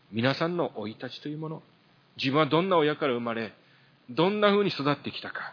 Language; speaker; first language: Japanese; early bilingual, heritage; Japanese